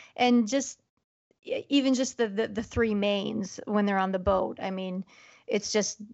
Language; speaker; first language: English; native; English